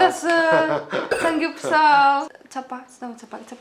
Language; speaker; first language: Korean; non-native, learner; Czech